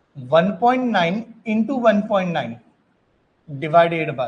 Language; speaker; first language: Hindi; non-native, local second language; Marathi